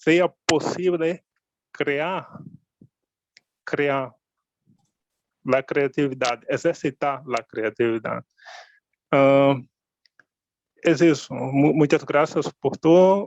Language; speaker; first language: Spanish; non-native, learner; Portuguese